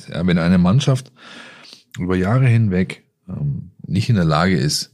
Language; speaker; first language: German; native; German